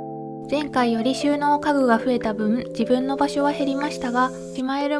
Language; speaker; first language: Japanese; native; Japanese